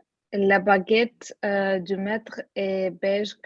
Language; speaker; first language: French; non-native, learner; Russian